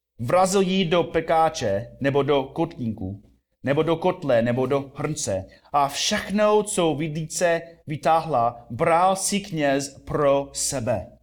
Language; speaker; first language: Czech; non-native, fluent; English